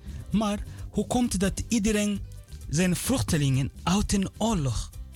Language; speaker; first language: Dutch; non-native, learner; Swahili